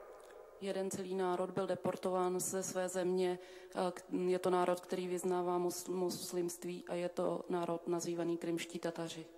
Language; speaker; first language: Czech; non-native, fluent; Ukrainian